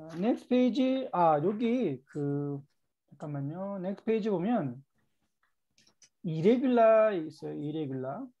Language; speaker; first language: Korean; native; Korean